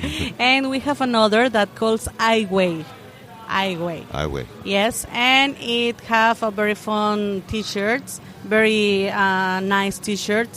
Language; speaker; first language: English; non-native, learner; Spanish